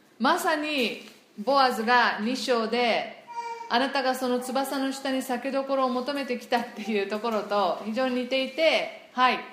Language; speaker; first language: Japanese; non-native, fluent; English